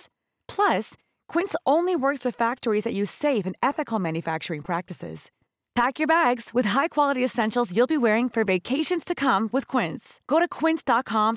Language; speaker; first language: English; native; English